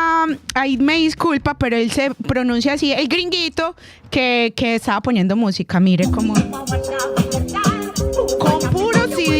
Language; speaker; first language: Spanish; native; Spanish